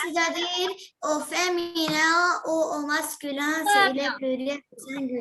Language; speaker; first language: French; non-native, learner; Arabic